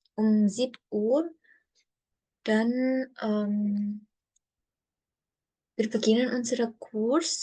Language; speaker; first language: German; non-native, learner; Indonesian